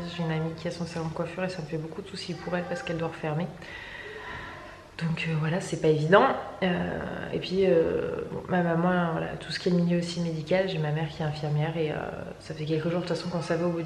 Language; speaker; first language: French; native; French